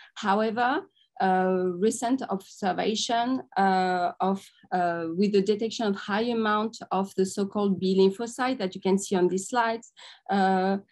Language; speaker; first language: English; non-native, fluent; French